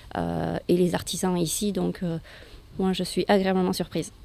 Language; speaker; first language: French; native; French